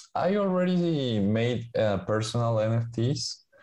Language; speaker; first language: English; non-native, fluent; Spanish